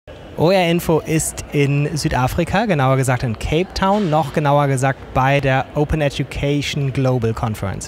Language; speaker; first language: German; native; German